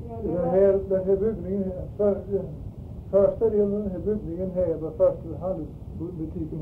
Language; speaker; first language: Swedish; early bilingual, heritage; Swedish